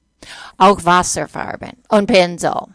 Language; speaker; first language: German; non-native, fluent; English